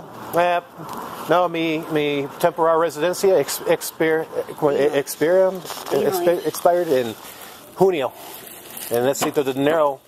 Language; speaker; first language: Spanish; non-native, learner; English